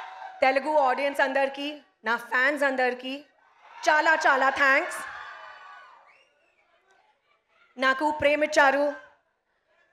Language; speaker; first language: Telugu; non-native, learner; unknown